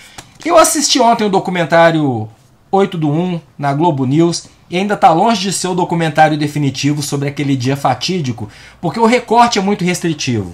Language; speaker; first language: Portuguese; native; Portuguese